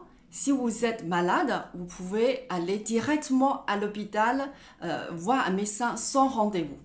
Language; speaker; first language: French; non-native, fluent; Chinese